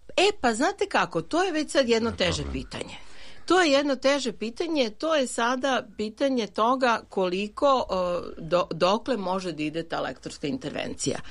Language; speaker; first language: Serbian; native; Serbian